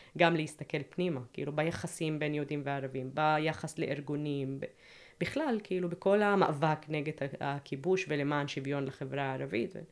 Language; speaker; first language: Hebrew; non-native, local second language; Arabic